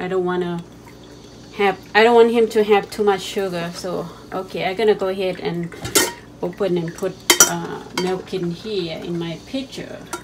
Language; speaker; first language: English; non-native, learner; Thai